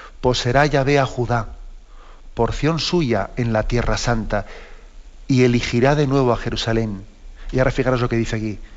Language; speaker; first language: Spanish; native; Spanish